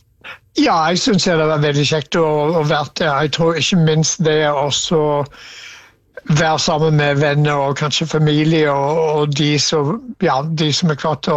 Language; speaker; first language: Norwegian; non-native, fluent; English